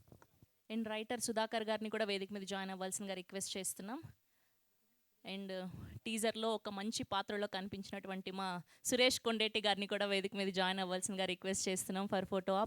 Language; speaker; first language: Telugu; native; Telugu